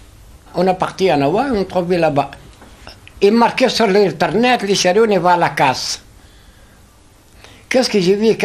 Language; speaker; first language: French; non-native, learner; Arabic